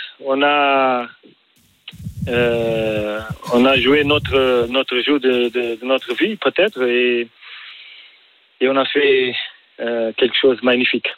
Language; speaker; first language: French; non-native, learner; Portuguese